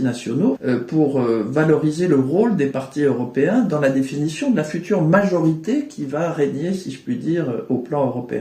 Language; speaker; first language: French; native; French